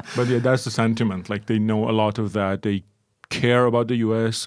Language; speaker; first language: English; early bilingual, other home language; Persian